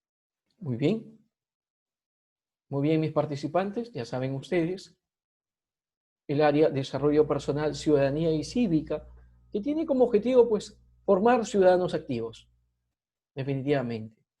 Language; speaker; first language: Spanish; native; Spanish